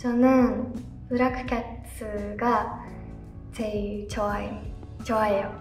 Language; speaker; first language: Korean; non-native, learner; Japanese